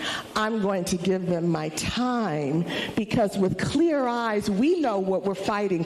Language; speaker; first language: English; native; English